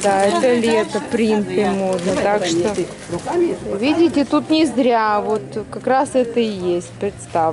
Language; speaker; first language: Russian; native; Russian